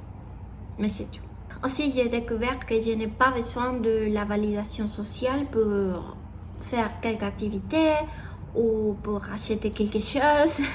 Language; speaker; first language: French; non-native, learner; Spanish